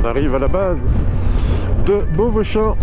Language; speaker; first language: French; native; French